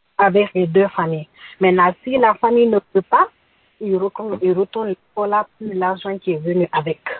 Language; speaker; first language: French; non-native, local second language; Bambara